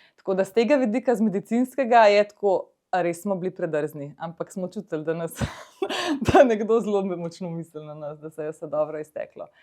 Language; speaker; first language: Slovenian; native; Slovenian